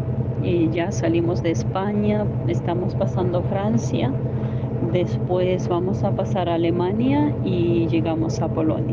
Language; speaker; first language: Spanish; non-native, fluent; Ukrainian